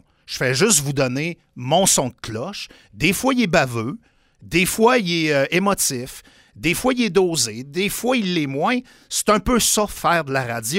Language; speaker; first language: French; native; French